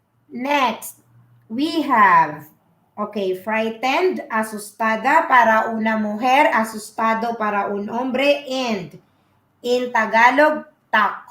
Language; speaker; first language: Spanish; non-native, learner; Filipino